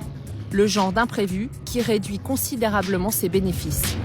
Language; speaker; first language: French; native; French